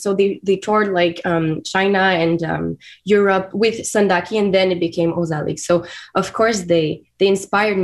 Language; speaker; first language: English; non-native, fluent; French